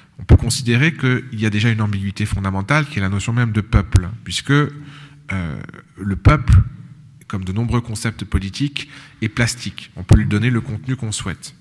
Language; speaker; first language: French; native; French